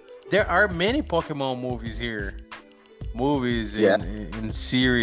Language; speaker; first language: English; non-native, fluent; Portuguese